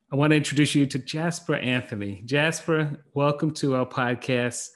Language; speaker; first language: English; native; English